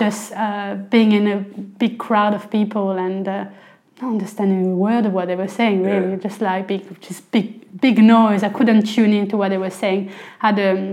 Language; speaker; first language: English; non-native, fluent; French